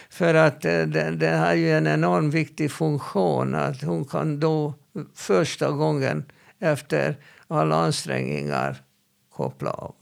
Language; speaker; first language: Swedish; non-native, fluent; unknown